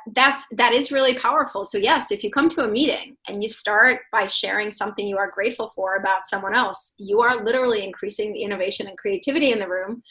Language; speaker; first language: English; non-native, fluent; Russian